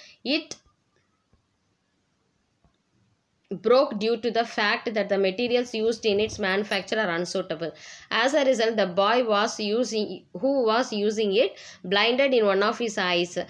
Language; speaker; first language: English; non-native, local second language; Tamil